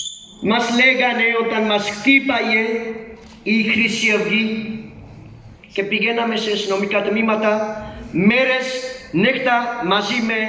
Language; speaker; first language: Greek; non-native, learner; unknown